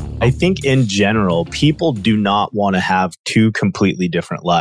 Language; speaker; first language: English; native; English